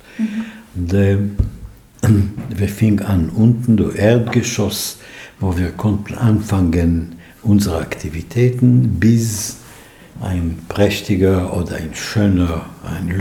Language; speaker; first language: German; non-native, fluent; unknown